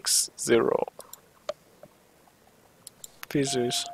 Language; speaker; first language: German; native; German